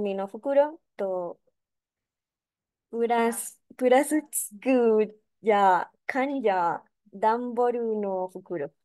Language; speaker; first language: Japanese; non-native, learner; Spanish